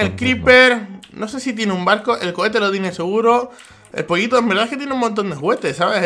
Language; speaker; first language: Spanish; native; Spanish